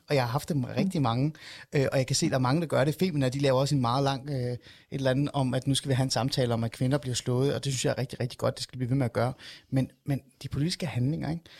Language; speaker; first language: Danish; native; Danish